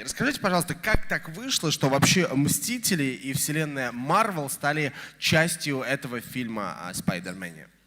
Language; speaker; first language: Russian; native; Russian